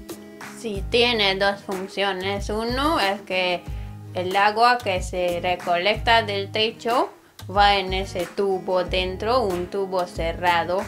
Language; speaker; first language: Spanish; non-native, fluent; Hungarian